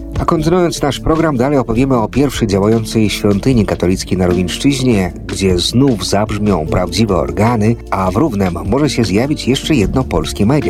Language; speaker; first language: Polish; non-native, local second language; Ukrainian